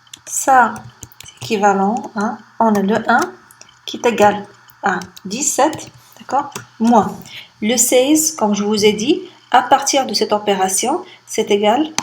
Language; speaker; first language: French; non-native, local second language; Arabic